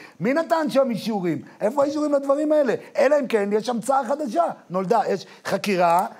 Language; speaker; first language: Hebrew; native; Hebrew